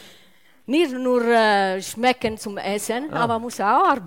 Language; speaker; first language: German; non-native, learner; Italian